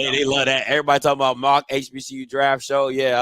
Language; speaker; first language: English; native; English